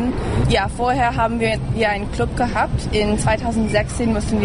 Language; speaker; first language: German; early bilingual, heritage; English